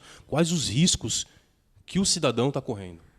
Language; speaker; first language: Portuguese; native; Portuguese